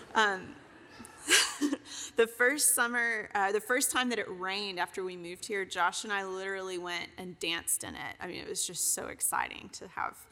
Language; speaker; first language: English; native; English